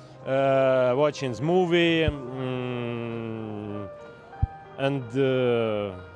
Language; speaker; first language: English; non-native, learner; Ukrainian